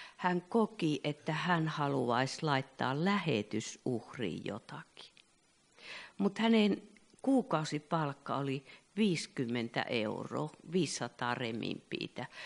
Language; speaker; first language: Finnish; native; Finnish